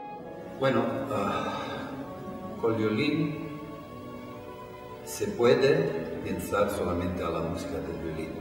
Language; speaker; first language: Spanish; non-native, fluent; Italian